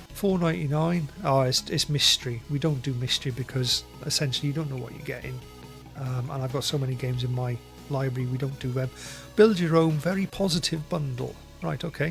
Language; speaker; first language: English; native; English